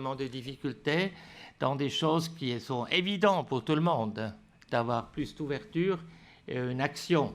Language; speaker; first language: French; native; French